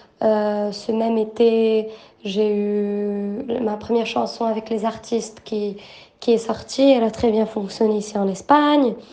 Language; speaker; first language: French; non-native, local second language; Arabic